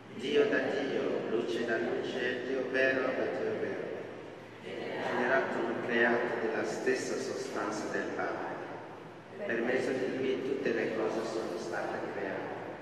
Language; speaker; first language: Italian; non-native, fluent; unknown